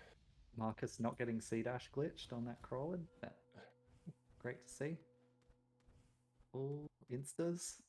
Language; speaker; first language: English; native; English